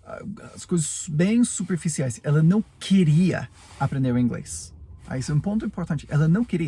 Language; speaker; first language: Portuguese; non-native, fluent; English